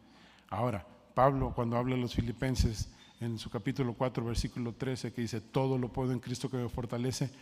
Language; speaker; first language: Spanish; native; Spanish